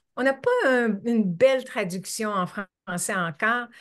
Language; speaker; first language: French; native; French